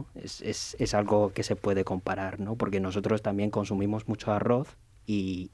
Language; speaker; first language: Spanish; non-native, fluent; Cantonese